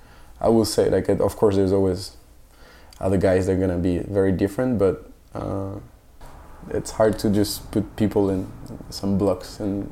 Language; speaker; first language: English; non-native, fluent; French